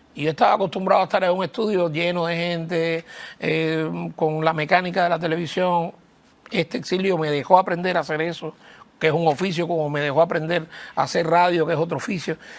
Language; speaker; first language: Spanish; native; Spanish